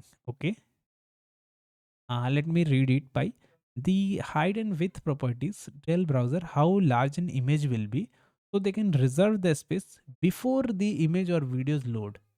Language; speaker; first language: English; non-native, local second language; Hindi